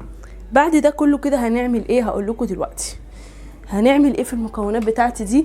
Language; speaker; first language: Arabic; native; Arabic